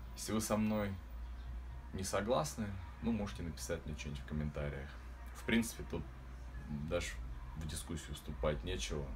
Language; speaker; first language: Russian; native; Russian